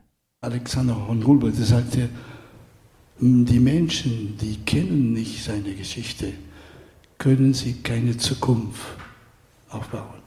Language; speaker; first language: German; non-native, fluent; Spanish